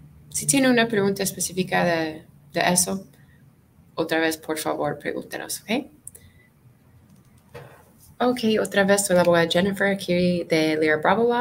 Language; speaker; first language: Spanish; non-native, fluent; English